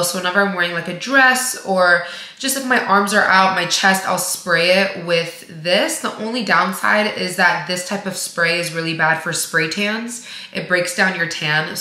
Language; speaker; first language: English; native; English